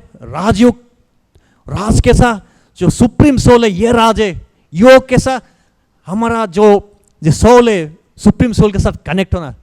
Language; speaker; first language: Hindi; non-native, learner; Bangla